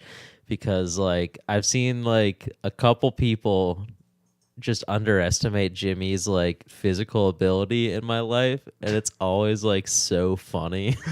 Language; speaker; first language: English; native; English